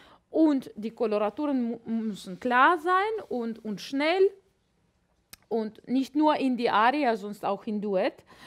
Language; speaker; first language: German; non-native, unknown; Latvian